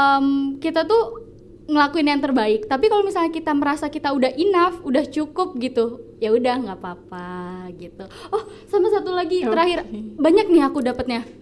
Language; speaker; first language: Indonesian; native; Indonesian